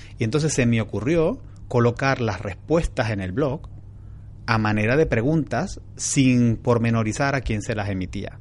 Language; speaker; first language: Spanish; native; Spanish